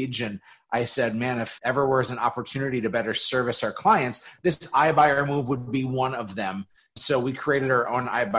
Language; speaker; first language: English; native; English